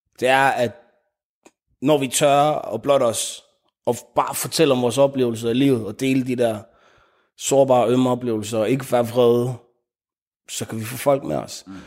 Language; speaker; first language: Danish; early bilingual, other home language; Arabic